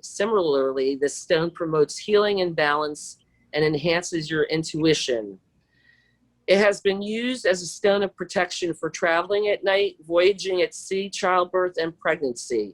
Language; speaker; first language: English; native; English